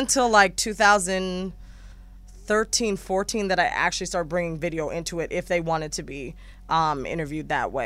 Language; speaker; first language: English; native; English